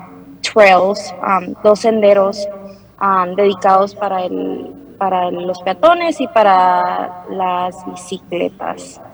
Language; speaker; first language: Spanish; early bilingual, heritage; Spanish